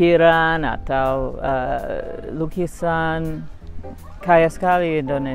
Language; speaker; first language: Indonesian; non-native, fluent; English